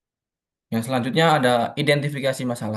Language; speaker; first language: Indonesian; native; Indonesian